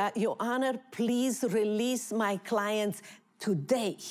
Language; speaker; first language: English; non-native, fluent; Romanian